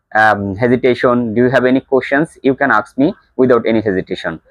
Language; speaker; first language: English; non-native, local second language; Bangla